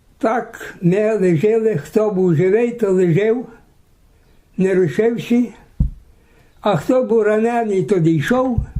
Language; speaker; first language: Ukrainian; native; Ukrainian